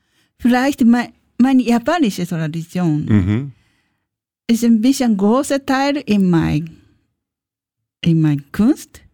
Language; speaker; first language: German; non-native, learner; Japanese